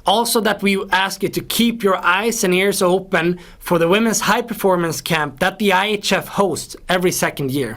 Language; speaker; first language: English; non-native, fluent; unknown